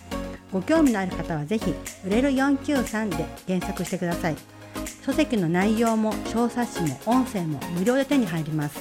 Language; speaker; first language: Japanese; native; Japanese